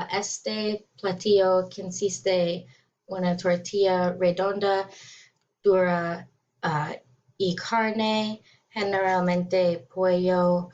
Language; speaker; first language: Spanish; non-native, learner; English